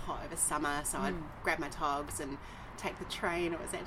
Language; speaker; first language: English; native; English